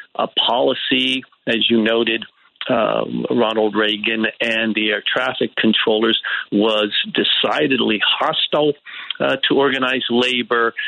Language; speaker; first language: English; native; English